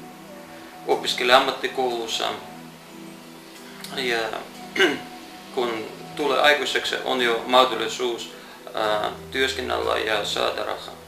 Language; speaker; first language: Finnish; non-native, fluent; Russian